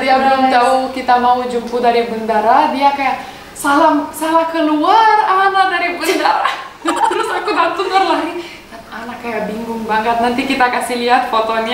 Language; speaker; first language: Indonesian; non-native, learner; Russian